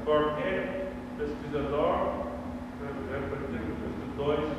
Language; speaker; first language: Portuguese; non-native, learner; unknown